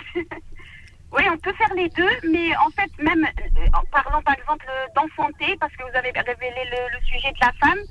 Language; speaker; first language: French; non-native, local second language; Arabic